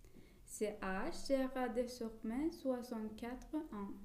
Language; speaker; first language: French; non-native, learner; Swedish